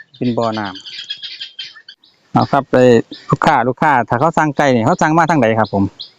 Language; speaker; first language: Thai; native; Thai